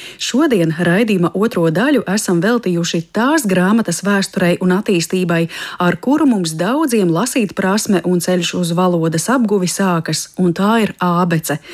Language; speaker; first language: Latvian; native; Latvian